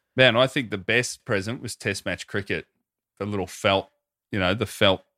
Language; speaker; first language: English; native; English